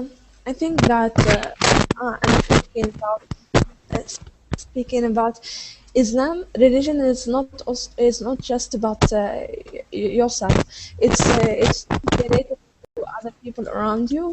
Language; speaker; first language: English; non-native, fluent; Arabic